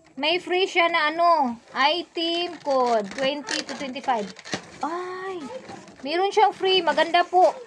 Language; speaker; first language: Filipino; non-native, local second language; Cebuano